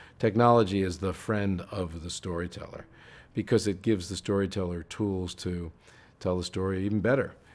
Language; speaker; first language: English; native; English